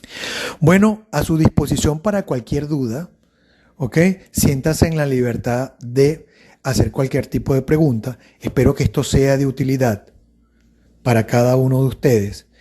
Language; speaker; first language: Spanish; native; Spanish